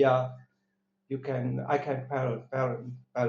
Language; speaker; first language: English; non-native, learner; Vietnamese